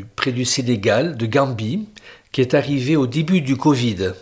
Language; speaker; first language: French; native; French